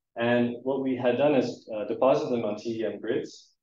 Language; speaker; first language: English; native; English